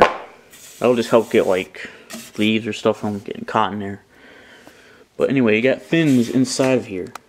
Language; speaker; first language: English; native; English